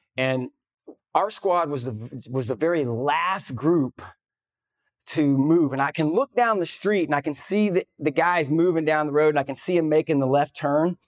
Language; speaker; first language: English; native; English